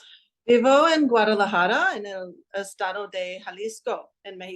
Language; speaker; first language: Spanish; non-native, learner; English